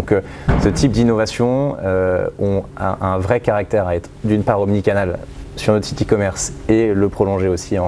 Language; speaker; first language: French; native; French